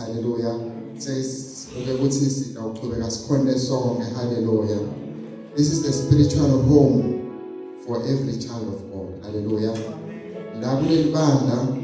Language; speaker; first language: Zulu; non-native, local second language; Swati